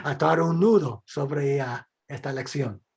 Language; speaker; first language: Spanish; non-native, fluent; English